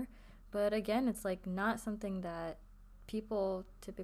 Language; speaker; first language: English; native; English